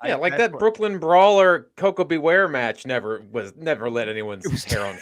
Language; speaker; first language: English; native; English